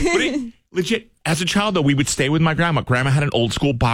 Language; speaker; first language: English; native; English